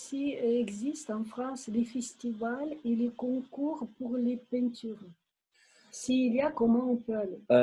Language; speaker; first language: French; non-native, fluent; Ukrainian